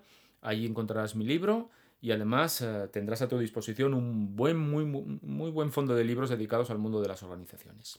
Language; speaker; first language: Spanish; native; Spanish